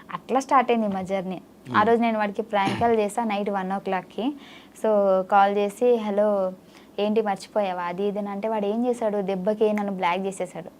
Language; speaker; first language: Telugu; native; Telugu